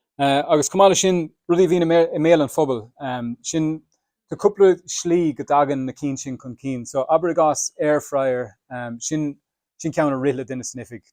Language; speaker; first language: Irish; native; Irish